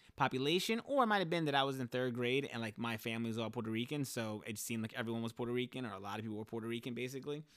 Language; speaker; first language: English; early bilingual, other home language; Spanish